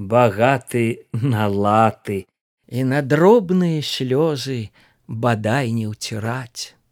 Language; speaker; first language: Belarusian; native; Belarusian